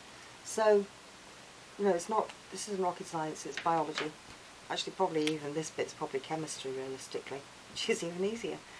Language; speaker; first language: English; native; English